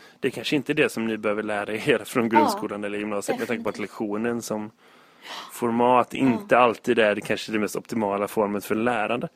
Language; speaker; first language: Swedish; native; Swedish